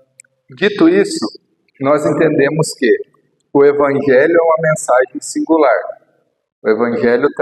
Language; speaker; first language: Portuguese; native; Portuguese